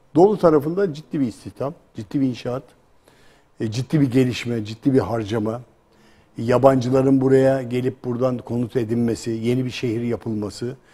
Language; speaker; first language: Turkish; native; Turkish